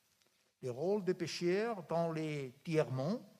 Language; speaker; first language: French; non-native, fluent; Spanish